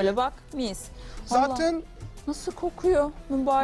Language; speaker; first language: Turkish; native; Turkish